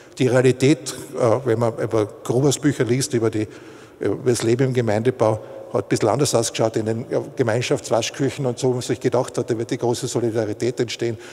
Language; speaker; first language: German; native; German